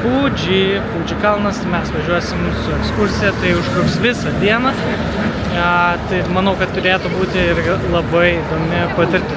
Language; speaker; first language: Lithuanian; native; Lithuanian